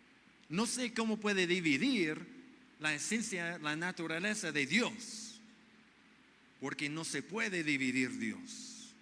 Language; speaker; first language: Spanish; non-native, fluent; English